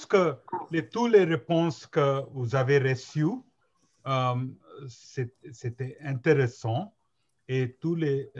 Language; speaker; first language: French; non-native, learner; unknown